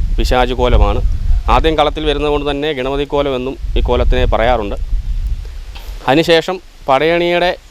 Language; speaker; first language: Malayalam; native; Malayalam